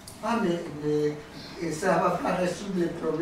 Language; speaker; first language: French; non-native, fluent; Spanish